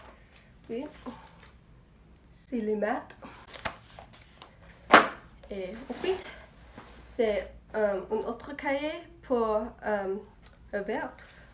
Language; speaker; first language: French; non-native, learner; English